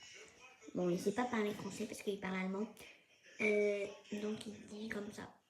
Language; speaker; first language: French; native; French